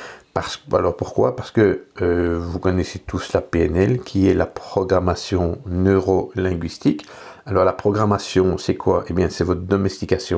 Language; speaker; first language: French; native; French